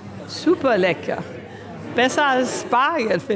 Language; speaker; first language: German; early bilingual, heritage; German